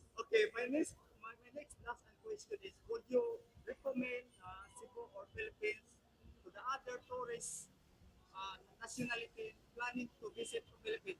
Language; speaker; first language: English; non-native, local second language; Cebuano